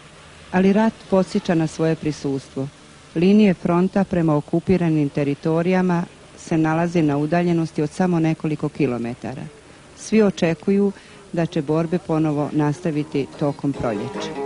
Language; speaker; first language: Bosnian; native; Bosnian